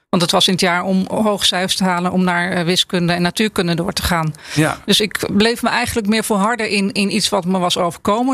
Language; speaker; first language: Dutch; native; Dutch